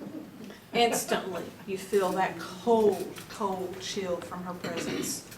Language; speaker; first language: English; native; English